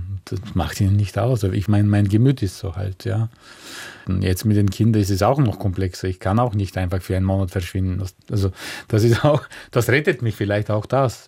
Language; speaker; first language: German; non-native, fluent; Bulgarian